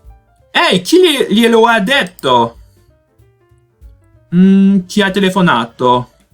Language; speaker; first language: Italian; non-native, learner; Portuguese